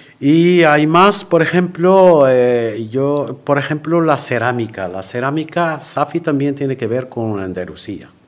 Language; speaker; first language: Spanish; non-native, fluent; Arabic